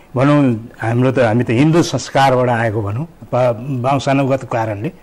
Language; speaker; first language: Nepali; native; Nepali